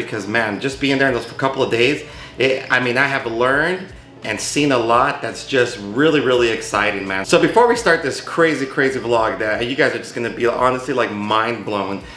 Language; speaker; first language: English; early bilingual, other home language; Spanish